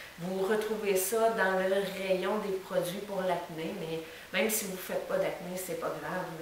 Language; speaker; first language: French; native; French